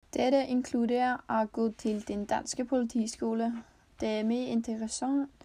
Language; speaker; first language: Danish; non-native, learner; Icelandic